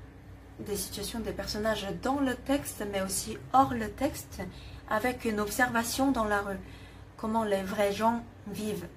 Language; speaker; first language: French; non-native, fluent; Korean